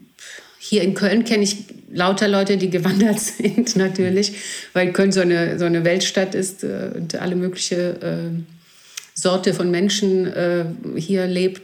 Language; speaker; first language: German; non-native, fluent; Greek